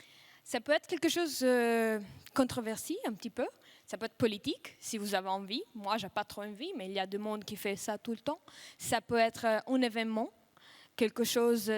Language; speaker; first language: French; non-native, fluent; Russian